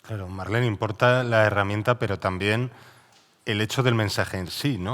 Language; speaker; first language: Spanish; native; Spanish